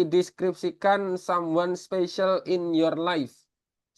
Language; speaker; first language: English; non-native, learner; Indonesian